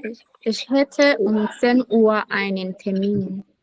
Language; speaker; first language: German; non-native, learner; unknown